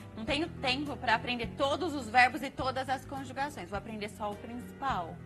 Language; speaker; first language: Portuguese; native; Portuguese